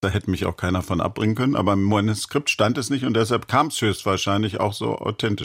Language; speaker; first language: German; native; German